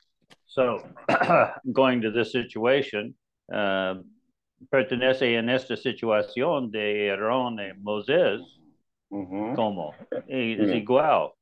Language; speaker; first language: Spanish; non-native, learner; English